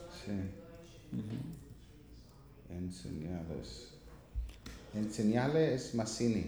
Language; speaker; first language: Spanish; non-native, learner; English